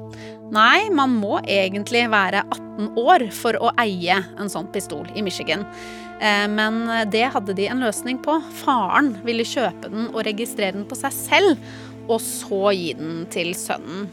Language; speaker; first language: Norwegian; native; Norwegian